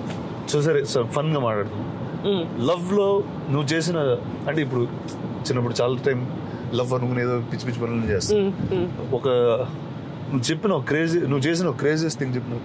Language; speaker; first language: Telugu; native; Telugu